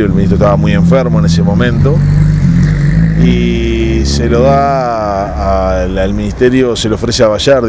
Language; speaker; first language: Spanish; native; Spanish